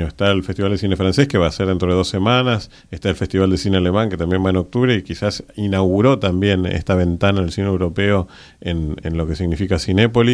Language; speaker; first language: Spanish; native; Spanish